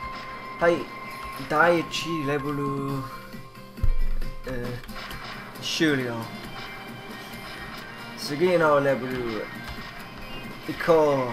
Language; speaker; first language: Japanese; non-native, learner; English